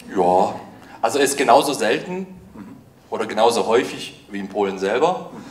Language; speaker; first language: German; early bilingual, other home language; Polish